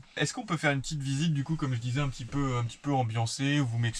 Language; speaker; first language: French; native; French